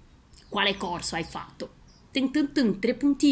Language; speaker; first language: Italian; non-native, fluent; Portuguese